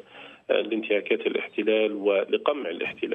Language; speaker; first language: Arabic; native; Arabic